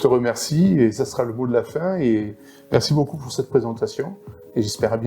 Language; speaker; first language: French; native; French